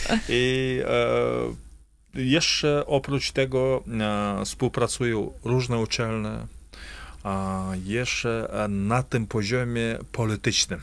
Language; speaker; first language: Polish; non-native, fluent; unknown